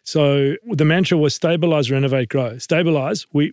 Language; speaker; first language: English; native; English